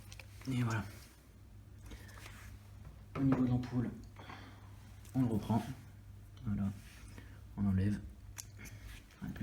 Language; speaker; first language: French; native; French